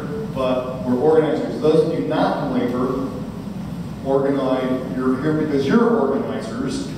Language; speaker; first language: English; native; English